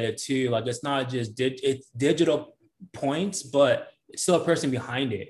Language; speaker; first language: English; native; English